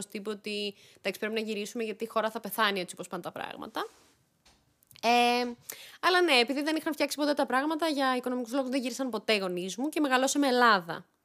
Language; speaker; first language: Greek; early bilingual, other home language; Armenian